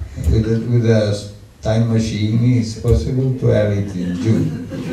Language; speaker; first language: English; non-native, learner; Italian